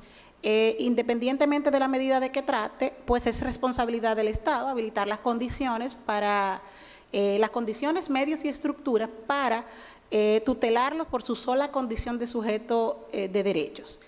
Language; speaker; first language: Spanish; native; Spanish